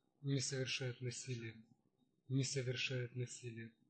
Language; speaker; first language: Russian; native; Russian